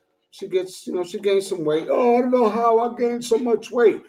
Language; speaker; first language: English; non-native, fluent; Spanish